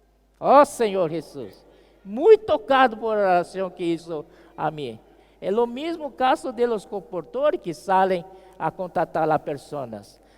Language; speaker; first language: Spanish; non-native, fluent; Portuguese